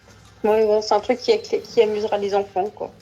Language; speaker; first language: French; native; French